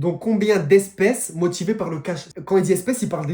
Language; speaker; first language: French; native; French